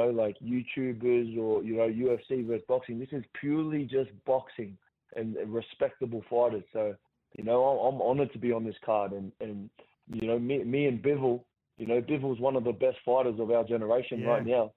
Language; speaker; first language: English; native; English